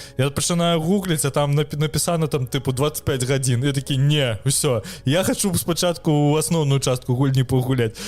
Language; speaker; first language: Belarusian; non-native, local second language; Russian